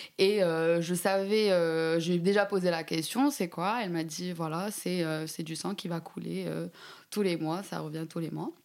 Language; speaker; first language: French; non-native, local second language; Arabic